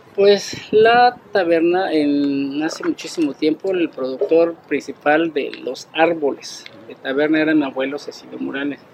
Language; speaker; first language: Spanish; native; Spanish